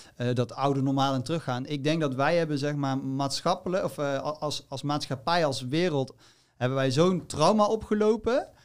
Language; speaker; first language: Dutch; native; Dutch